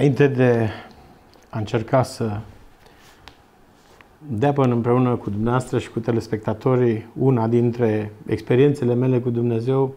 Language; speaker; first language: Romanian; native; Romanian